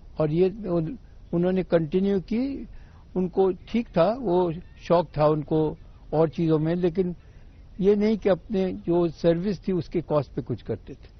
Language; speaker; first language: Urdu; native; Urdu